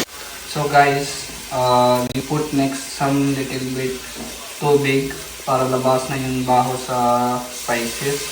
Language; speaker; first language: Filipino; non-native, learner; Hindi